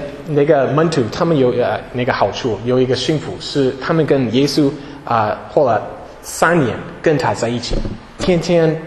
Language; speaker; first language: Chinese; non-native, fluent; English